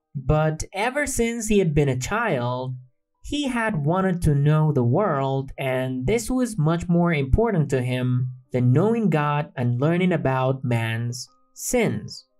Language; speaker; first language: English; non-native, fluent; Central Kurdish